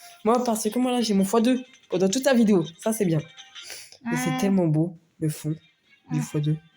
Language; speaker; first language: French; native; French